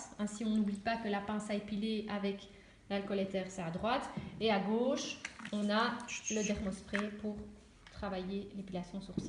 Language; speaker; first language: French; native; French